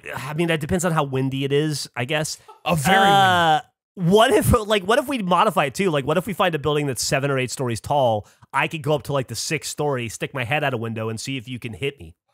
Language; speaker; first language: English; native; English